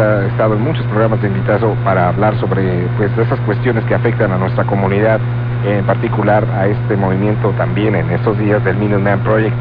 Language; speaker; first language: Spanish; native; Spanish